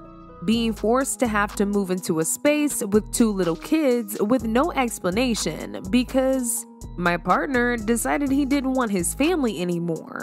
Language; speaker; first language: English; native; English